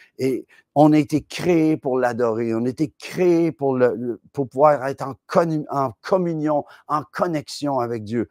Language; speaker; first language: French; native; French